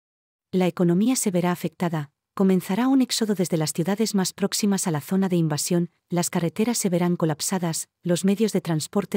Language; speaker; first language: Spanish; native; Spanish